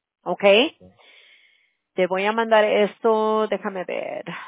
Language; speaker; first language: Spanish; early bilingual, heritage; Spanish